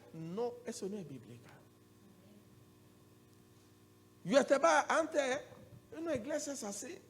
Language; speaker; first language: Spanish; non-native, learner; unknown